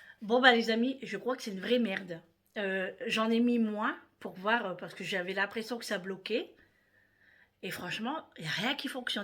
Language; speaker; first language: French; native; French